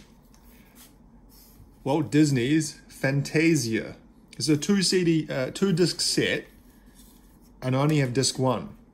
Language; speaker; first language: English; native; English